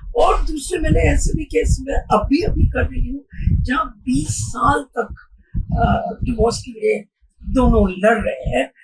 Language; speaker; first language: Hindi; non-native, local second language; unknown